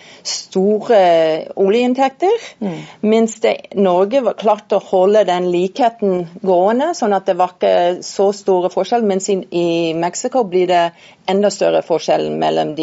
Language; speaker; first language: Norwegian; non-native, fluent; English